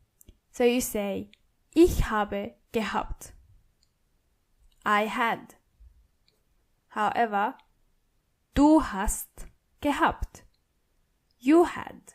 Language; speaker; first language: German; non-native, fluent; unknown